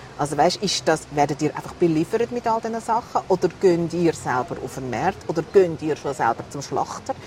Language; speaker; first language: German; native; German